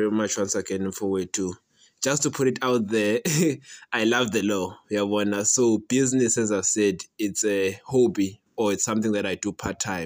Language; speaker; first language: English; non-native, local second language; Swati